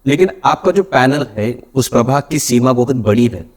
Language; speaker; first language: Hindi; non-native, local second language; Marathi